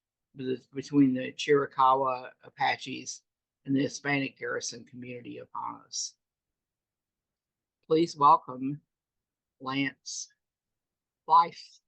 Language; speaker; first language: English; native; English